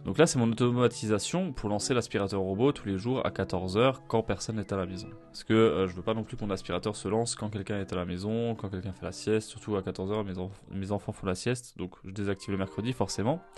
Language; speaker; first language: French; native; French